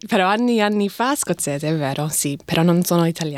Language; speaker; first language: Italian; non-native, fluent; English